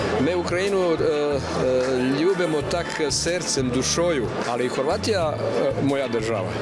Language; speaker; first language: Ukrainian; early bilingual, heritage; Ukrainian